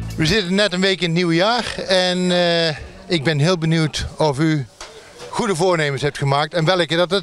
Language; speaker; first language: Dutch; native; Dutch